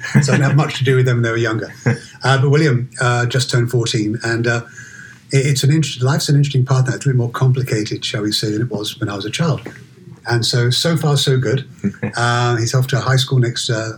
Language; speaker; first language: English; native; English